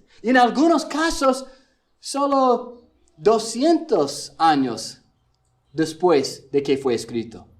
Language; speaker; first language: Spanish; non-native, fluent; English